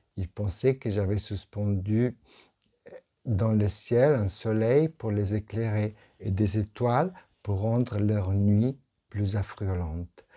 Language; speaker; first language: French; non-native, fluent; Italian